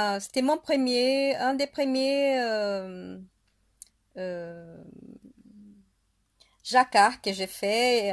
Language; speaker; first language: French; non-native, fluent; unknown